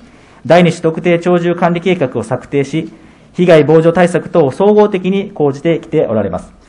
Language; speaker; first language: Japanese; native; Japanese